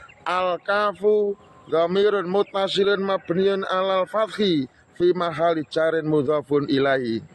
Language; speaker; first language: Arabic; non-native, fluent; Indonesian